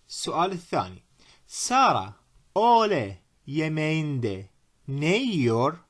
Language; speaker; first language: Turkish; non-native, fluent; Arabic